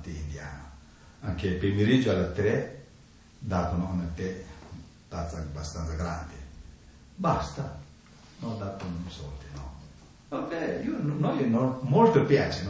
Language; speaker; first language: Italian; non-native, learner; Tibetan